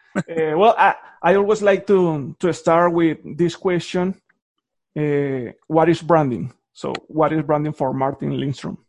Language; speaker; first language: English; non-native, fluent; Spanish